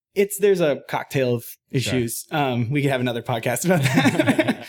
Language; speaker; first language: English; native; English